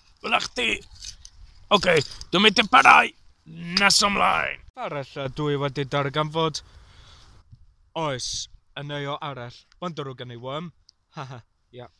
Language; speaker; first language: Welsh; non-native, learner; English